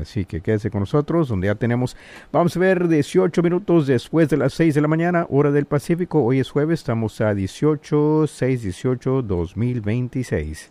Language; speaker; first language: Spanish; native; Spanish